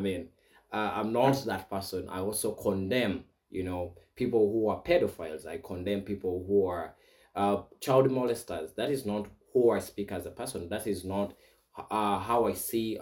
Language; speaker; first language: English; non-native, local second language; Ganda